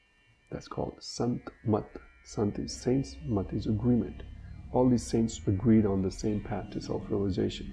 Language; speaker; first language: English; non-native, local second language; Hindi